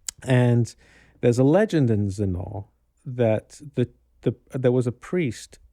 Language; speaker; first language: English; native; English